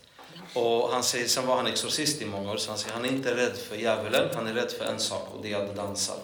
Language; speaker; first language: Swedish; non-native, fluent; Polish